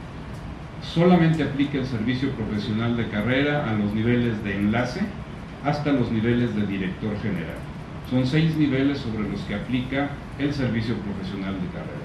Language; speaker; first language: Spanish; native; Spanish